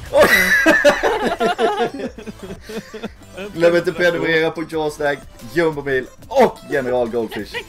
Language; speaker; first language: Swedish; native; Swedish